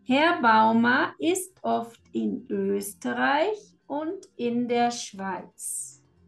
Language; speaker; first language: German; non-native, fluent; Spanish